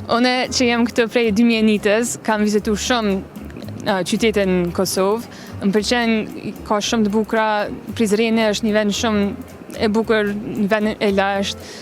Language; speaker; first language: Albanian; early bilingual, other home language; English